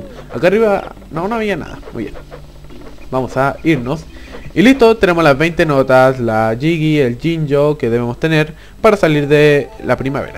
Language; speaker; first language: Spanish; native; Spanish